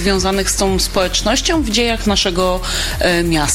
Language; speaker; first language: Polish; native; Polish